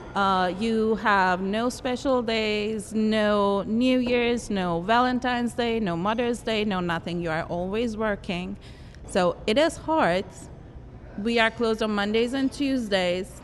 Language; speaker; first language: English; non-native, fluent; Turkish